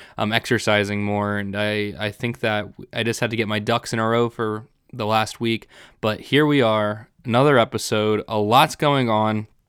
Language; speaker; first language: English; native; English